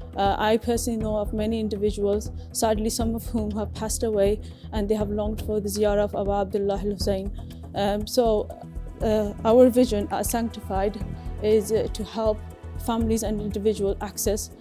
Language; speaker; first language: English; native; English